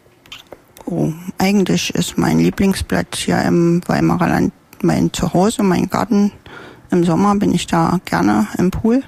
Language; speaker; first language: German; native; German